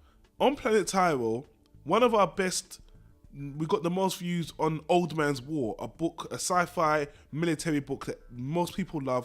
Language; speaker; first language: English; native; English